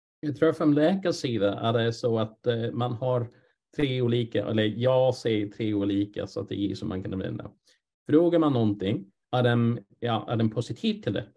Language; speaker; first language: Swedish; non-native, fluent; English